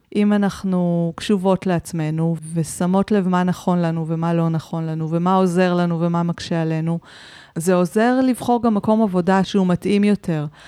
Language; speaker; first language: Hebrew; native; Hebrew